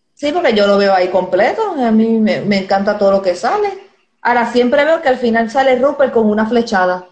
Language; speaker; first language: Spanish; native; Spanish